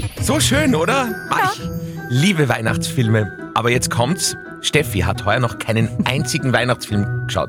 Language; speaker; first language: German; native; German